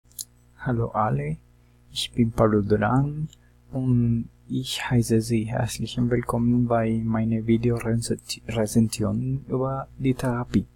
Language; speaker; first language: German; non-native, learner; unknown